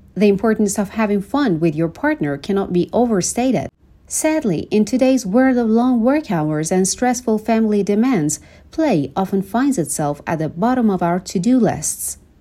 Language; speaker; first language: English; non-native, fluent; Persian